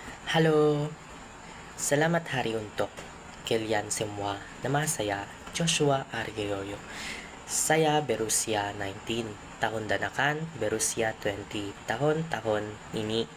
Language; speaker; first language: Indonesian; non-native, learner; Filipino